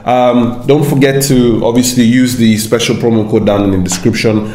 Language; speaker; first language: English; non-native, local second language; Yoruba